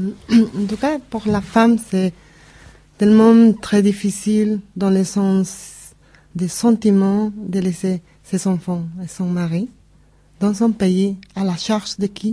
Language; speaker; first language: French; non-native, learner; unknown